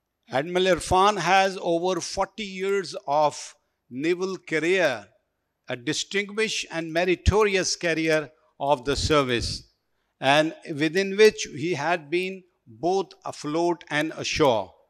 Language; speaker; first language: English; non-native, local second language; Urdu